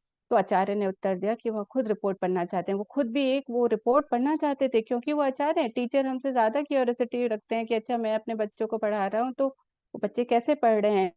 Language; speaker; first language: Hindi; native; Hindi